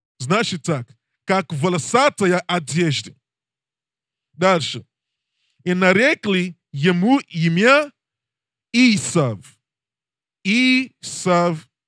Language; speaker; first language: Russian; non-native, learner; English